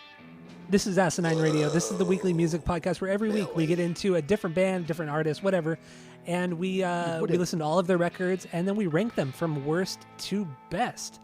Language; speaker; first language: English; native; English